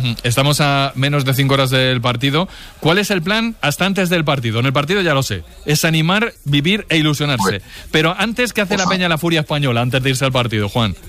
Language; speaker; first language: Spanish; native; Spanish